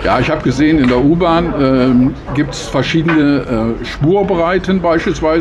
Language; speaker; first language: German; native; German